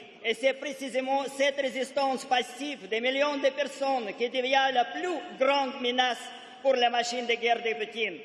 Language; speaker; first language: French; non-native, fluent; Russian